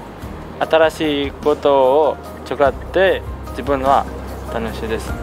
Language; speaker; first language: Japanese; non-native, learner; Filipino